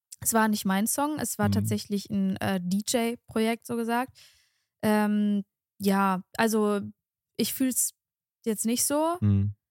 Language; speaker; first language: German; native; German